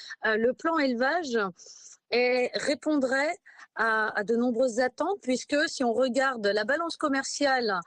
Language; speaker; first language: French; native; French